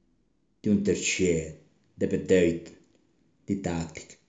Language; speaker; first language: German; non-native, learner; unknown